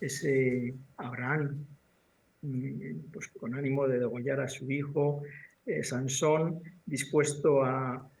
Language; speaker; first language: Spanish; native; Spanish